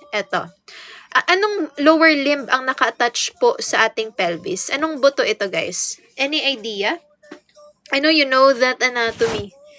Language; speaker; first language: Filipino; non-native, local second language; Hiligaynon